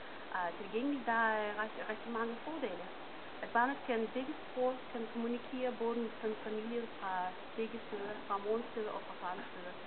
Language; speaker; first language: Danish; non-native, fluent; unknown